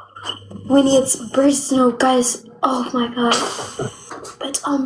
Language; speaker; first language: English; non-native, learner; Amharic